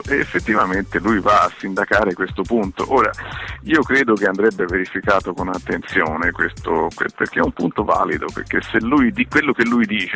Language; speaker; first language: Italian; native; Italian